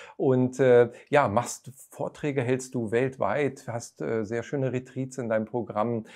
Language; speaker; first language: German; native; German